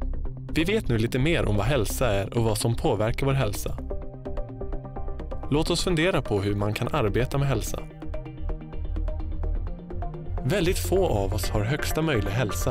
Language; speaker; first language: Swedish; native; Swedish